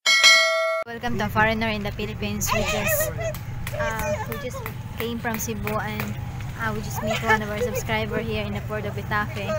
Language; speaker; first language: English; non-native, local second language; Cebuano